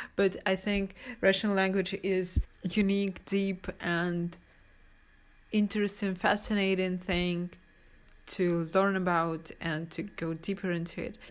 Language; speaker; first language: English; non-native, fluent; Russian